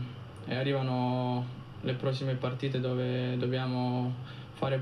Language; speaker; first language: Italian; non-native, fluent; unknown